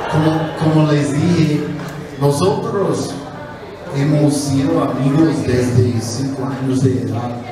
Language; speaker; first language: Spanish; non-native, fluent; English